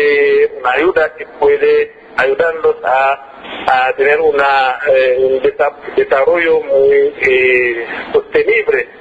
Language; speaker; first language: Spanish; non-native, fluent; French